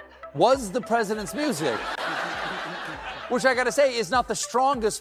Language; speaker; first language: English; native; English